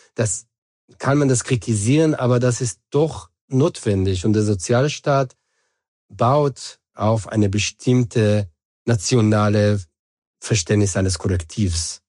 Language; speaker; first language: German; non-native, fluent; Hebrew